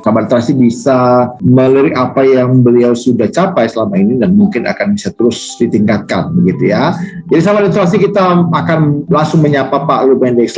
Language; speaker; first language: Indonesian; native; Indonesian